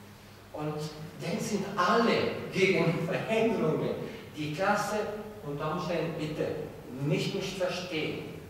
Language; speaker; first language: German; non-native, fluent; Italian